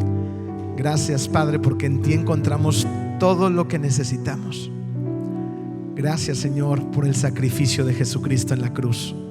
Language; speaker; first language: Spanish; native; Spanish